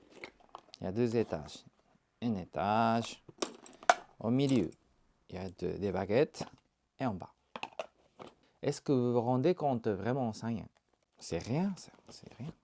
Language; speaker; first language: French; non-native, learner; Japanese